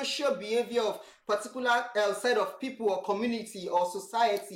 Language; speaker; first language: English; non-native, local second language; Yoruba